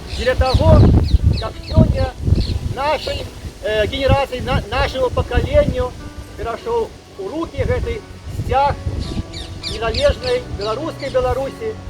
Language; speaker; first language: Belarusian; native; Belarusian